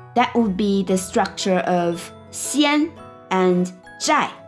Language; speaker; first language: English; non-native, fluent; Chinese